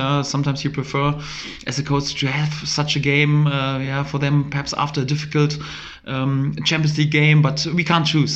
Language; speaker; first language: English; non-native, fluent; German